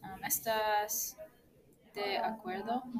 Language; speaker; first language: Spanish; non-native, learner; English